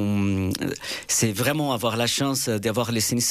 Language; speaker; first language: French; non-native, fluent; Portuguese